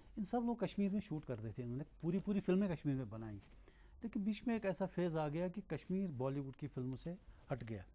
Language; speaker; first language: Hindi; non-native, local second language; Kashmiri